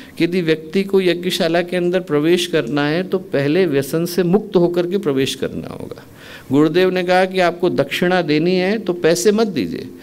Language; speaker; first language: Hindi; native; Hindi